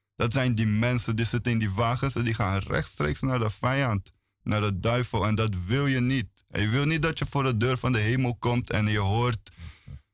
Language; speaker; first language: Dutch; early bilingual, other home language; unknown